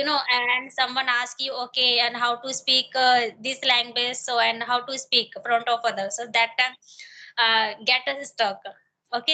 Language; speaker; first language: English; non-native, learner; Hindi